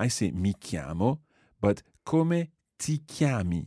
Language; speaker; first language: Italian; non-native, fluent; English